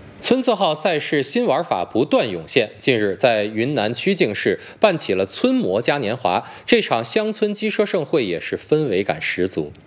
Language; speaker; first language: Chinese; native; Chinese